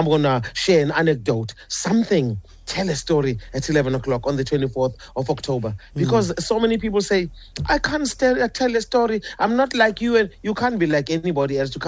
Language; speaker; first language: English; non-native, local second language; Zulu